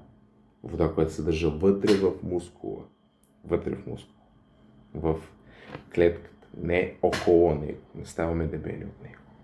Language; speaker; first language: Bulgarian; native; Bulgarian